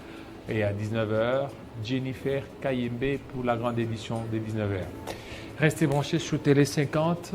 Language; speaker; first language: French; non-native, local second language; Lingala